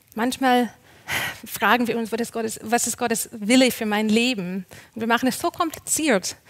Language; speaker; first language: German; non-native, fluent; English